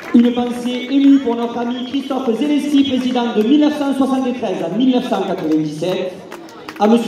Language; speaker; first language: French; native; French